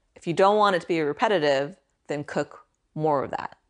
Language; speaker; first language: English; native; English